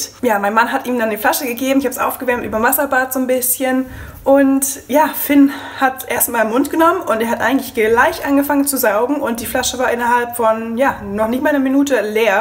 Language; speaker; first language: German; native; German